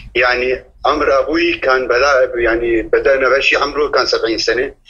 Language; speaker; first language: Arabic; native; Arabic